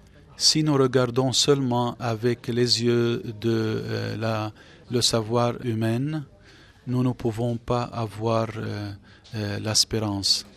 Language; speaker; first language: French; non-native, fluent; Arabic